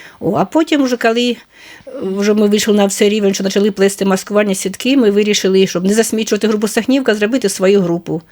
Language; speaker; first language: Ukrainian; native; Ukrainian